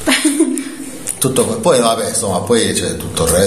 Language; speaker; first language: Italian; native; Italian